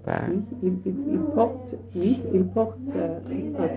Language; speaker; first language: French; non-native, fluent; English